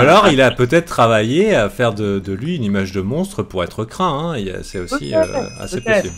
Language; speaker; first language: French; native; French